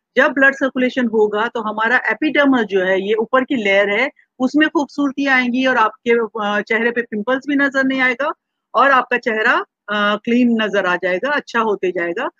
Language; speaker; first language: Hindi; non-native, local second language; Marathi